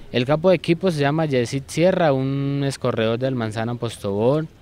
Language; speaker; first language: Spanish; native; Spanish